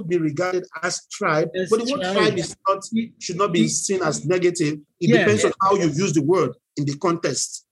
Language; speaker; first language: English; non-native, local second language; Yoruba